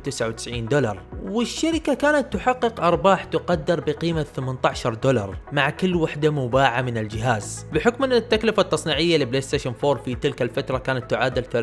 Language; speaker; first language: Arabic; native; Arabic